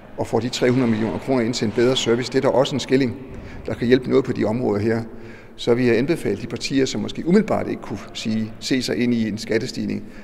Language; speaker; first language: Danish; native; Danish